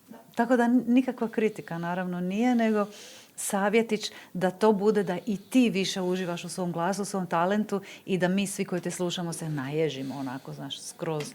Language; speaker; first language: Bosnian; native; Bosnian